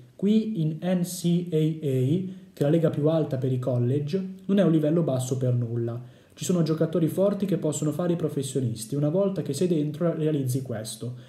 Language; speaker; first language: Italian; native; Italian